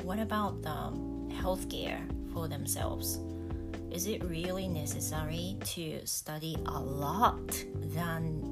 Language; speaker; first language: English; non-native, fluent; Japanese